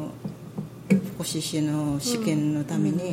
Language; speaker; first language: Japanese; non-native, learner; Filipino